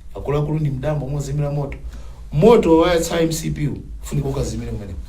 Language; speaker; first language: Nyanja; non-native, local second language; Tumbuka